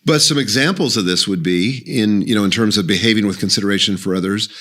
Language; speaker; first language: English; native; English